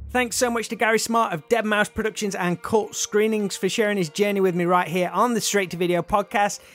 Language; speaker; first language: English; native; English